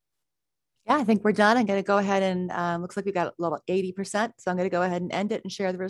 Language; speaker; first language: English; native; English